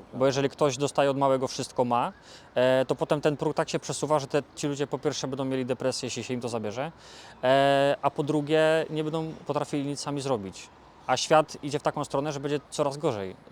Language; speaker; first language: Polish; native; Polish